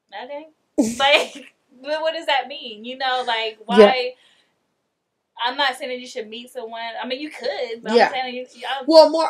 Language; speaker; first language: English; native; English